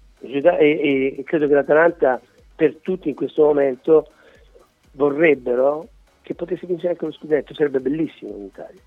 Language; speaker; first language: Italian; native; Italian